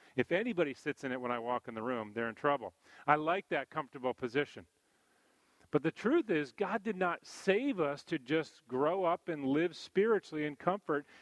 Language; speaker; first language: English; native; English